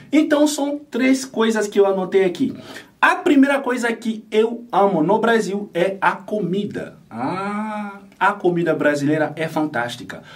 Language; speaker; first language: Portuguese; non-native, fluent; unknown